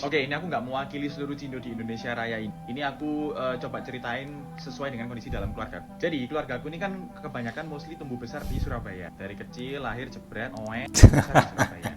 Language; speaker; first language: Indonesian; native; Indonesian